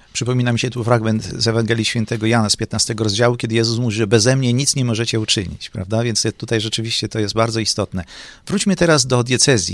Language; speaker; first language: Polish; native; Polish